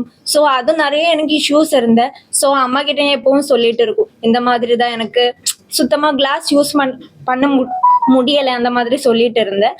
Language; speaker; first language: Tamil; non-native, learner; Malayalam